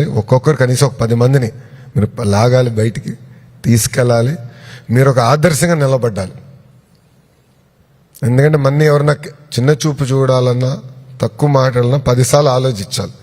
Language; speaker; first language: Telugu; native; Telugu